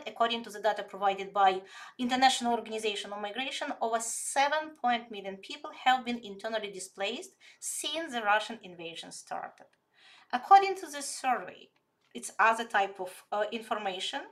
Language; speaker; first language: English; non-native, fluent; Ukrainian